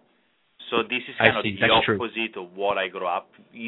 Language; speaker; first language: English; non-native, fluent; Italian